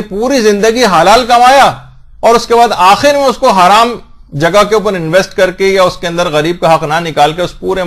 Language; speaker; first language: Urdu; native; Urdu